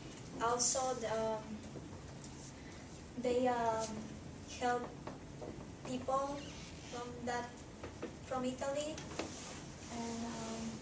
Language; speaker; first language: English; non-native, learner; Spanish